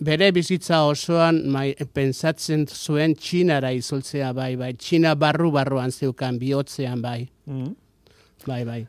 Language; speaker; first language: Basque; non-native, local second language; Spanish